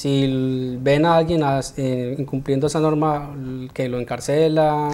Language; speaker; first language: Spanish; native; Spanish